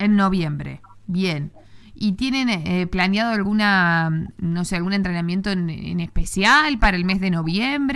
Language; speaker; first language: Spanish; native; Spanish